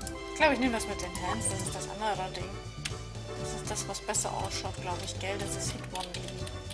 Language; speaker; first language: German; native; German